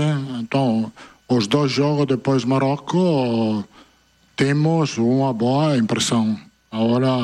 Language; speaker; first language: Portuguese; non-native, fluent; Italian